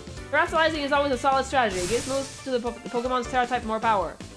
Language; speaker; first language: English; early bilingual, other home language; Spanish